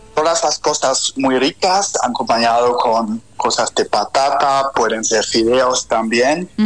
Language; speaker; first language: Spanish; non-native, fluent; German